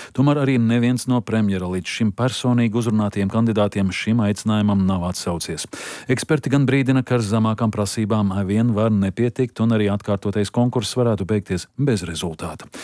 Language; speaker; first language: Latvian; native; Latvian